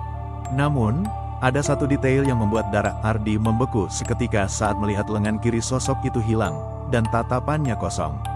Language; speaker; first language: Indonesian; native; Indonesian